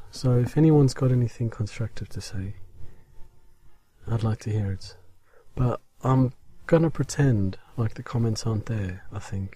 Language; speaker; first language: English; native; English